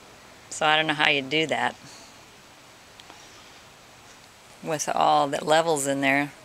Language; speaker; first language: English; native; English